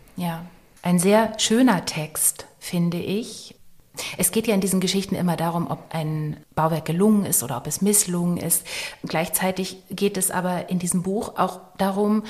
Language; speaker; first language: German; native; German